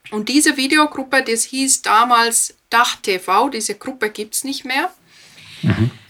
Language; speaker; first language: German; non-native, fluent; Finnish